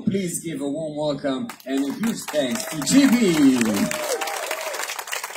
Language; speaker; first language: English; non-native, fluent; Hebrew